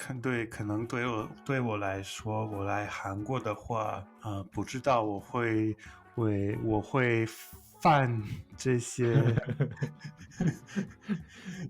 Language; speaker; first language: Chinese; non-native, fluent; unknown